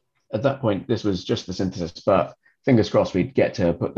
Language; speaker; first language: English; native; English